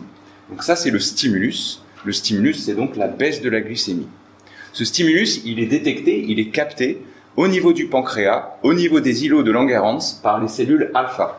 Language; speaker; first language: French; native; French